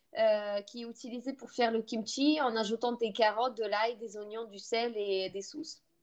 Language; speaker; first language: French; non-native, fluent; Russian